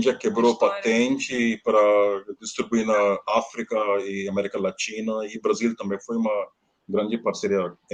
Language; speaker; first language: Portuguese; non-native, learner; Hindi